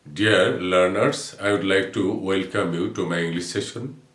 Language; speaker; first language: English; non-native, local second language; Bangla